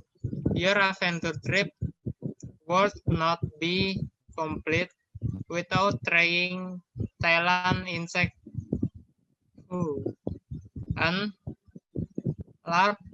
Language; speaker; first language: English; non-native, learner; Indonesian